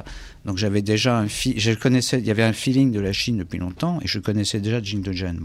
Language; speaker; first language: French; native; French